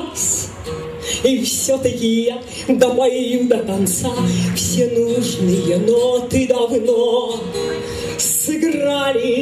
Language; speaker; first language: Russian; native; Russian